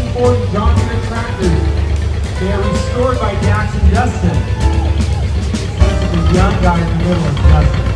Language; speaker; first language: English; native; English